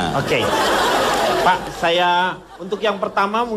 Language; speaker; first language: Indonesian; native; Indonesian